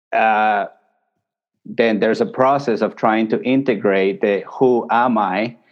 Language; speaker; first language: English; early bilingual, other home language; Spanish